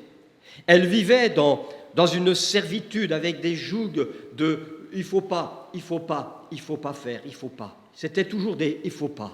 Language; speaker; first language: French; native; French